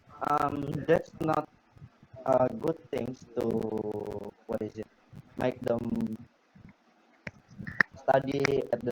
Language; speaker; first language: English; non-native, learner; Indonesian